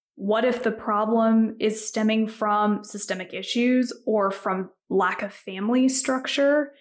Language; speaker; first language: English; native; English